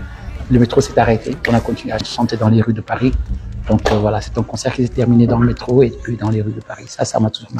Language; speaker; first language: French; non-native, local second language; Wolof